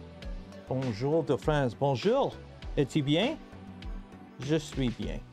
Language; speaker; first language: French; non-native, learner; English